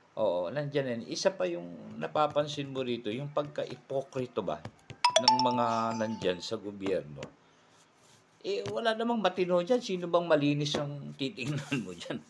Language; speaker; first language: Filipino; non-native, local second language; Cebuano